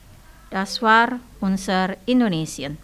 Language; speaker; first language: German; non-native, fluent; Indonesian